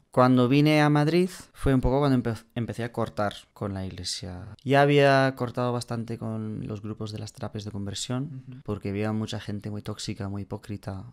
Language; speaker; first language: Spanish; non-native, fluent; English